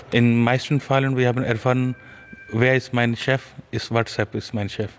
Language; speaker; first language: German; non-native, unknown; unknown